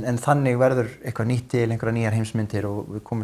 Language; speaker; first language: Icelandic; native; Icelandic